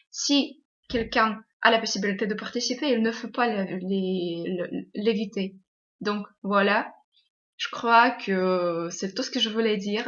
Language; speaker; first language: French; non-native, fluent; Russian